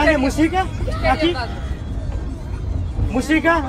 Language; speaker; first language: Spanish; non-native, learner; Nepali